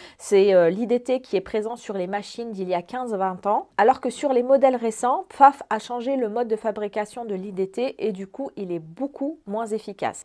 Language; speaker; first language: French; native; French